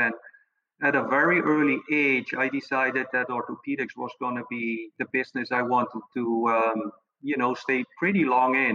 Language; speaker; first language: English; non-native, fluent; Papiamento